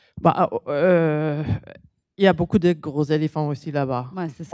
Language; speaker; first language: French; non-native, learner; English